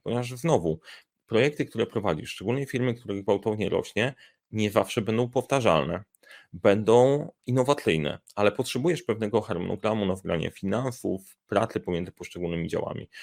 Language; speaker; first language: Polish; native; Polish